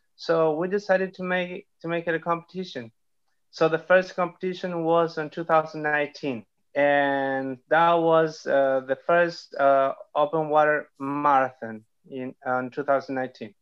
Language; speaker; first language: English; non-native, fluent; Spanish